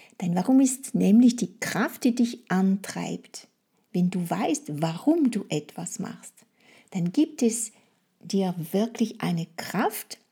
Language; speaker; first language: German; non-native, fluent; French